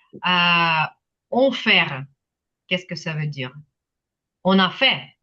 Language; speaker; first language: French; non-native, fluent; Ukrainian